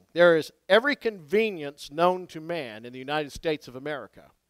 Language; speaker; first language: English; native; English